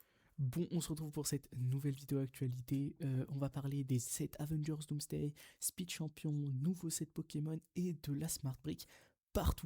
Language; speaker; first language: French; native; French